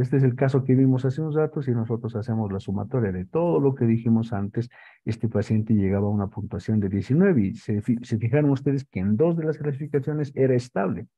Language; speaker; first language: Spanish; native; Spanish